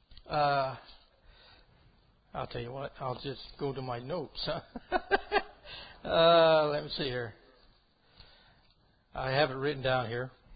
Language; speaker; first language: English; native; English